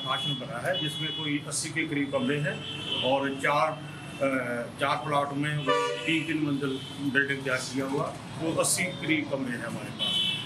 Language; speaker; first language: Hindi; non-native, local second language; Punjabi